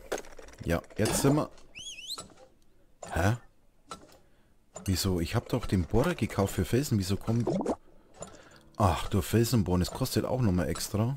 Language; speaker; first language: German; native; German